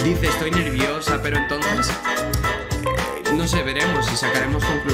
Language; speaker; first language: Spanish; native; Spanish